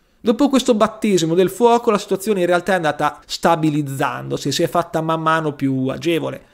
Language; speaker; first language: Italian; native; Italian